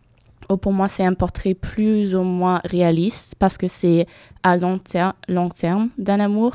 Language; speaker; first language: French; non-native, fluent; German